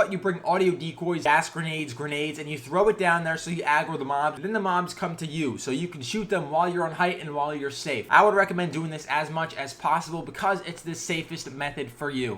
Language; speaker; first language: English; native; English